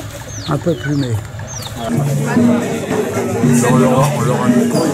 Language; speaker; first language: French; native; French